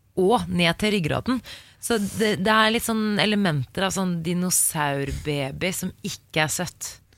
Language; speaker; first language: Norwegian; native; Norwegian